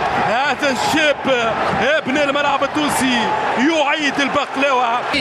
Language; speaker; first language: Arabic; native; Arabic